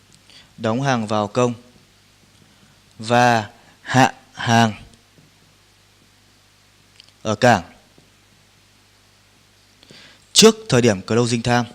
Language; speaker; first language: Vietnamese; native; Vietnamese